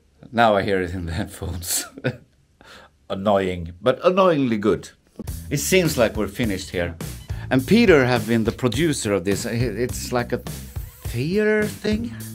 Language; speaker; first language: English; non-native, fluent; Swedish